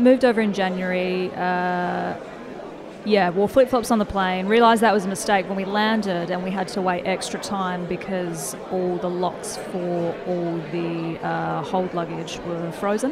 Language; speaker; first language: English; native; English